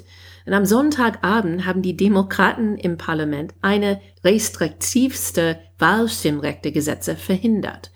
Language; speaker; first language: German; non-native, fluent; English